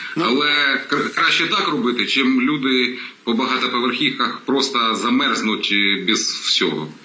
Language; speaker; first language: Ukrainian; non-native, local second language; Russian